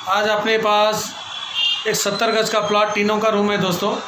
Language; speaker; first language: Hindi; non-native, local second language; Telugu